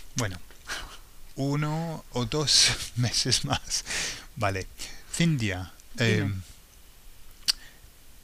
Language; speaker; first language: Spanish; non-native, fluent; English